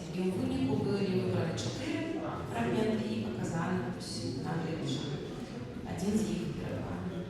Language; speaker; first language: Belarusian; non-native, local second language; Russian